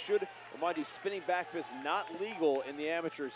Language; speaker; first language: English; native; English